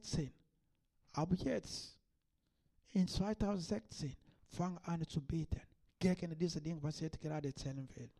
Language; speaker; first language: German; non-native, learner; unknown